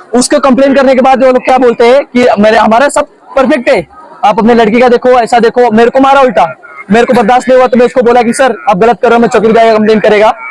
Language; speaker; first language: Hindi; native; Hindi